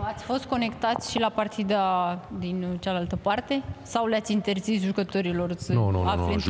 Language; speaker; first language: Romanian; native; Romanian